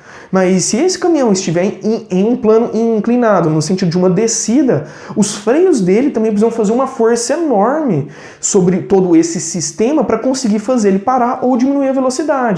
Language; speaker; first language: Portuguese; native; Portuguese